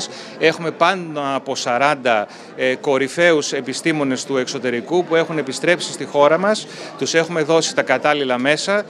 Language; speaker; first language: Greek; native; Greek